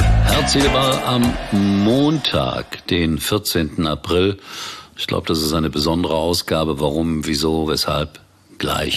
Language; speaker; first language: German; native; German